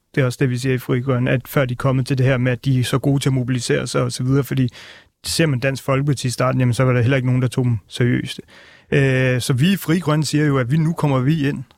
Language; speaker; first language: Danish; early bilingual, other home language; Punjabi